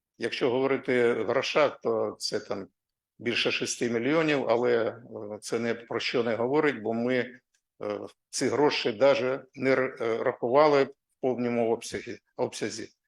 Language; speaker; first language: Ukrainian; non-native, local second language; Russian